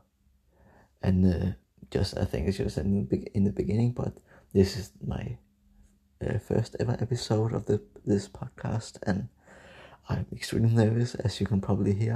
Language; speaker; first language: English; non-native, fluent; Danish